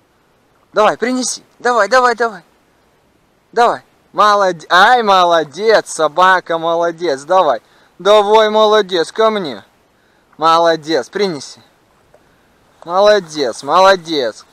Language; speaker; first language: Russian; native; Russian